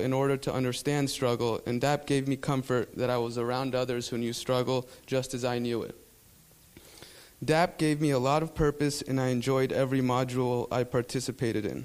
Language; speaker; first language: English; early bilingual, other home language; Spanish